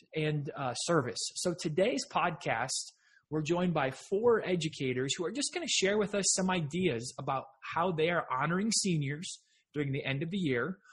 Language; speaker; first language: English; native; English